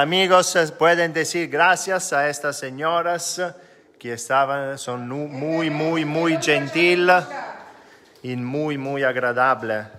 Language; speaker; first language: Spanish; non-native, fluent; Italian